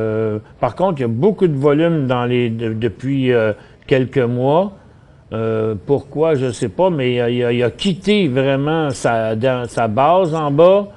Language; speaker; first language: French; native; French